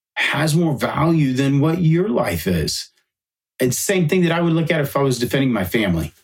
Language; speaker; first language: English; native; English